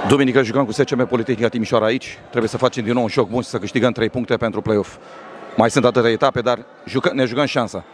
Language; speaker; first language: Romanian; native; Romanian